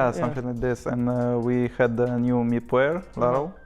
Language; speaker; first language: English; non-native, learner; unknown